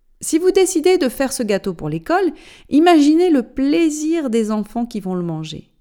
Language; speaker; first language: French; native; French